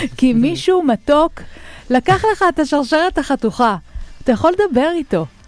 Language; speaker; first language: Hebrew; native; Hebrew